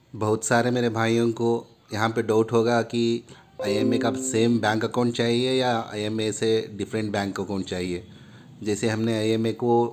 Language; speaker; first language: Hindi; non-native, local second language; Urdu